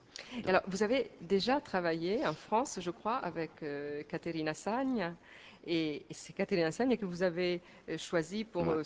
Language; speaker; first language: French; native; French